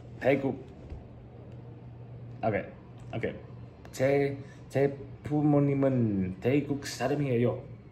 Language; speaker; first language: Korean; non-native, learner; English